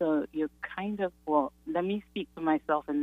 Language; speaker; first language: English; non-native, local second language; Yoruba